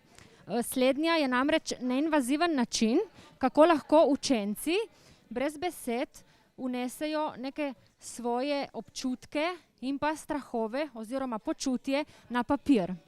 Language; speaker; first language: Slovenian; native; Slovenian